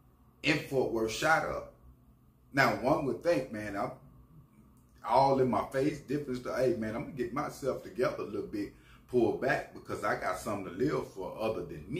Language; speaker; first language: English; native; English